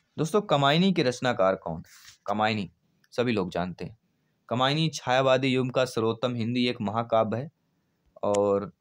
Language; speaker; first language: Hindi; native; Hindi